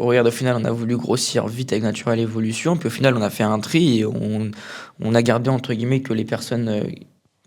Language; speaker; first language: French; native; French